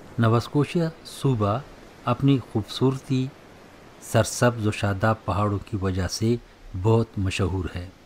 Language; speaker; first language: Urdu; native; Urdu